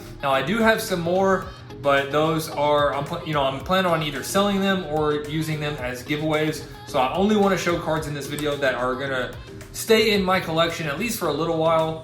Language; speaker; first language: English; native; English